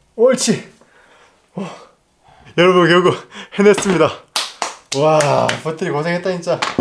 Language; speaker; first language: Korean; native; Korean